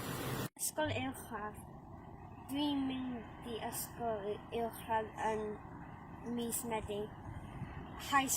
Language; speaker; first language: Welsh; non-native, local second language; English